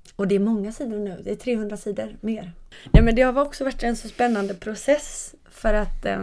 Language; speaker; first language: Swedish; native; Swedish